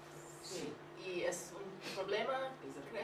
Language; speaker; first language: Spanish; non-native, learner; English